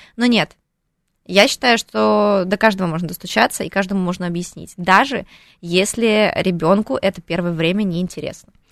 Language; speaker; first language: Russian; non-native, local second language; Ukrainian